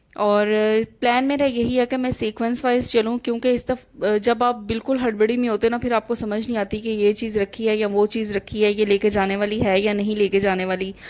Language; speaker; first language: Urdu; native; Urdu